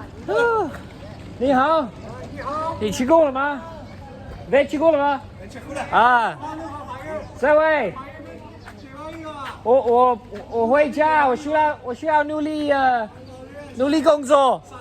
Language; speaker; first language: Chinese; non-native, learner; English